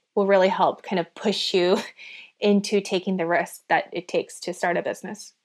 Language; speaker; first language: English; early bilingual, other home language; Chinese